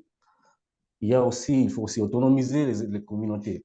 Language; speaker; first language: French; non-native, local second language; Lingala